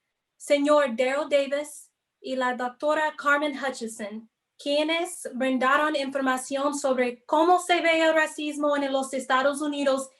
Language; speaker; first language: Spanish; non-native, fluent; English